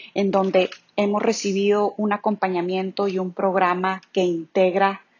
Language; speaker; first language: Spanish; native; Spanish